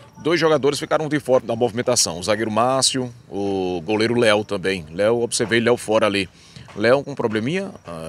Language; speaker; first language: Portuguese; native; Portuguese